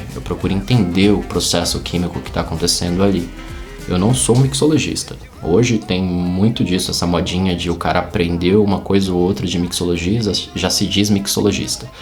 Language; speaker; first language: Portuguese; native; Portuguese